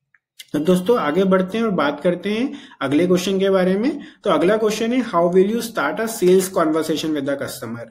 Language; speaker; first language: Hindi; native; Hindi